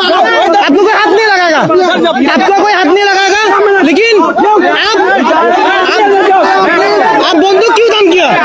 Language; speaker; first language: Hindi; non-native, learner; Bangla